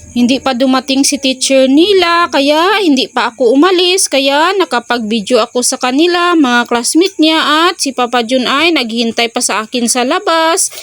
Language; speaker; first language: Filipino; non-native, local second language; Cebuano